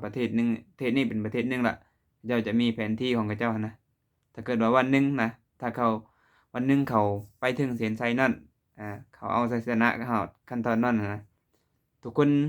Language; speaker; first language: Thai; non-native, local second language; Lao